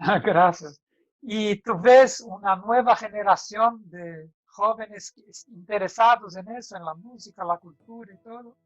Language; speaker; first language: Spanish; non-native, fluent; Portuguese